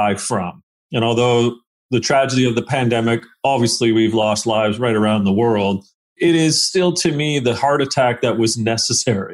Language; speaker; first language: English; native; English